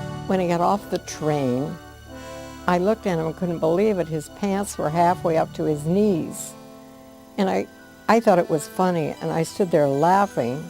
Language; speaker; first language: English; native; English